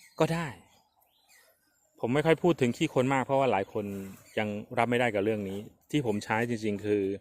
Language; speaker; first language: Thai; native; Thai